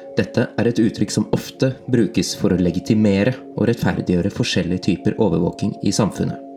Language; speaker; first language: Norwegian; native; Norwegian